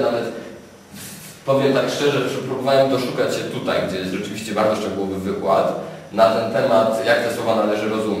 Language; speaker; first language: Polish; native; Polish